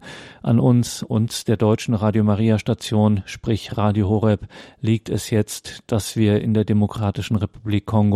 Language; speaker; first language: German; native; German